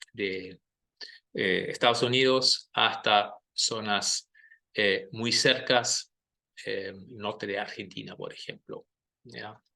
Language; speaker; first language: Spanish; non-native, fluent; German